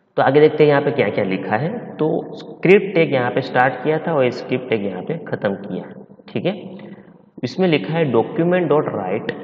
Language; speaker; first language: Hindi; non-native, local second language; Gujarati